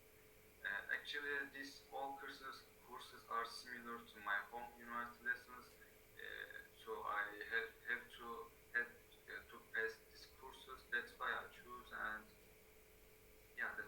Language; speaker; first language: English; non-native, learner; Turkish